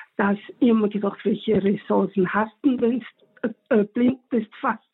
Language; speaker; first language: German; native; German